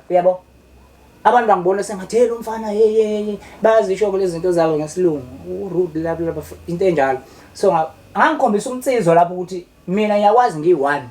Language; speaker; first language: Zulu; native; Zulu